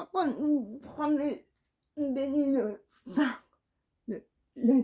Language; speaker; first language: French; non-native, learner; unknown